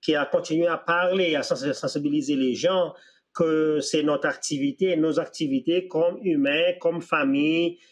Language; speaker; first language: French; non-native, local second language; Seselwa Creole French